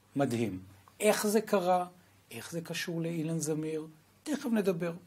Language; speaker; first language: Hebrew; native; Hebrew